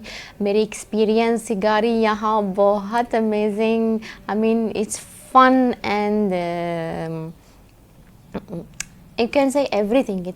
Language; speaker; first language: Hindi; non-native, learner; Arabic